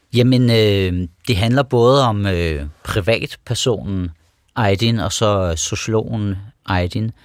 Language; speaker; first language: Danish; early bilingual, other home language; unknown